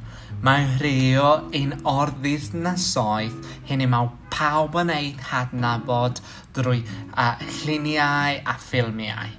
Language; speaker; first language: Welsh; non-native, fluent; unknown